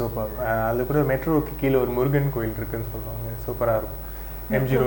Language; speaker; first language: Tamil; native; Tamil